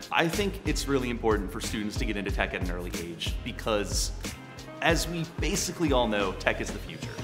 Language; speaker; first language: English; native; English